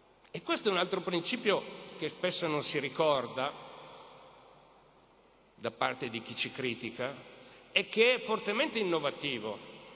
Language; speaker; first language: Italian; native; Italian